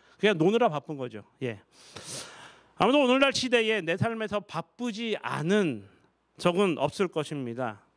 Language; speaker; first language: Korean; native; Korean